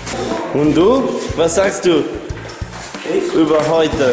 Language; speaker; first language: German; non-native, learner; Spanish